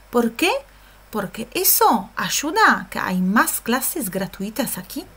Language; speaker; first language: Spanish; non-native, fluent; Polish